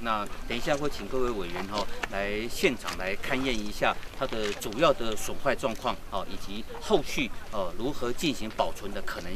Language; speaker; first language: Chinese; native; Chinese